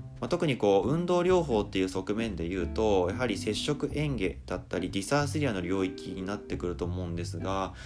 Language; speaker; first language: Japanese; native; Japanese